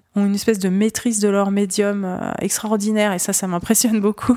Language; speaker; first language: French; native; French